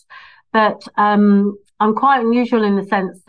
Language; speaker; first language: English; native; English